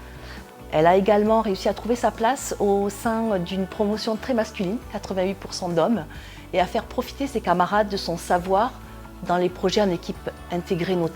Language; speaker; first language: French; native; French